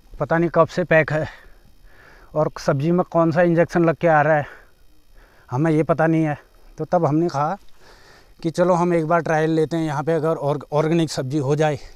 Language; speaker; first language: Hindi; native; Hindi